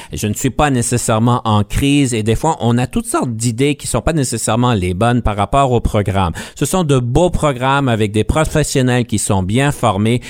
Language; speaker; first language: French; native; French